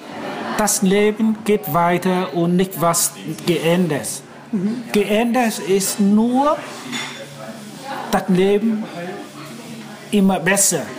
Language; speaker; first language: German; non-native, learner; Vietnamese